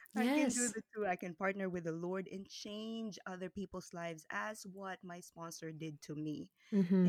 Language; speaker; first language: English; non-native, local second language; Cebuano